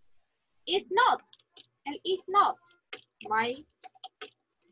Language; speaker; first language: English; non-native, fluent; Spanish